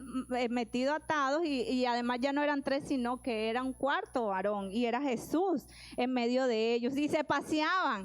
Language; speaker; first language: Spanish; native; Spanish